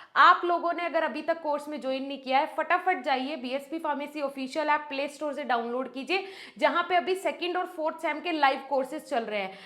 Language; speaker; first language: Hindi; native; Hindi